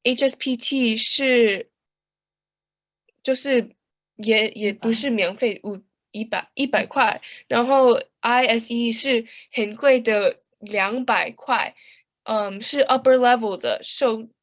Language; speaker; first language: Chinese; early bilingual, heritage; Chinese